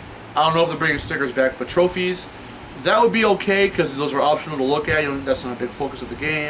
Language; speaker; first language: English; native; English